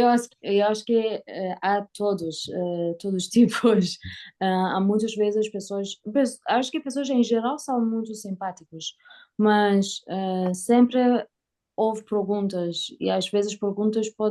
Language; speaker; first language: Portuguese; non-native, learner; Persian